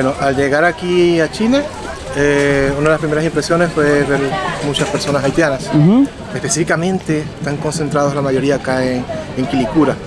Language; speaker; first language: Spanish; native; Spanish